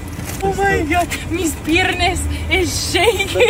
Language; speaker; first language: Spanish; non-native, learner; English